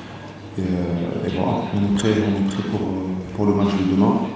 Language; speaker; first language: French; native; French